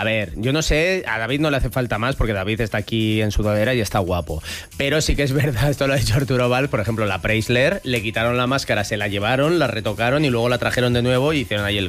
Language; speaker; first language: Spanish; native; Spanish